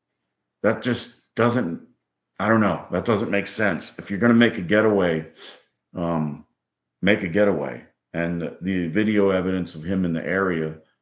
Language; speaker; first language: English; native; English